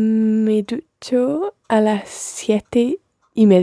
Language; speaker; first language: Spanish; non-native, learner; English